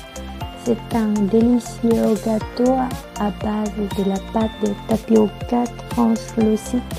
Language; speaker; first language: French; non-native, fluent; Vietnamese